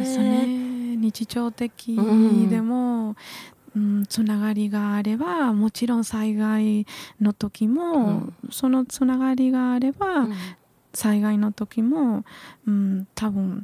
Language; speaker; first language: Japanese; non-native, learner; Spanish